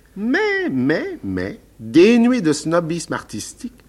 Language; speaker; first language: French; native; French